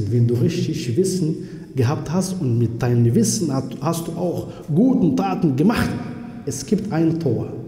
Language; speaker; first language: German; non-native, fluent; Arabic